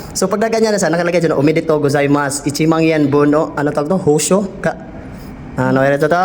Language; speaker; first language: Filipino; non-native, local second language; Cebuano